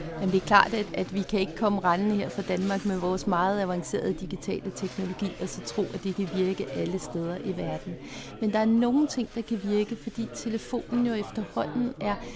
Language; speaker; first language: Danish; native; Danish